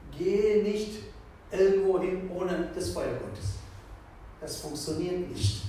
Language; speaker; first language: German; non-native, fluent; Tamil